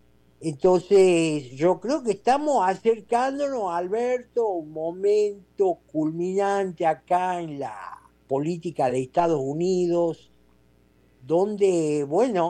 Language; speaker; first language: Spanish; native; Spanish